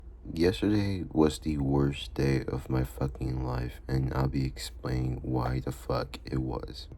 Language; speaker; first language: English; native; English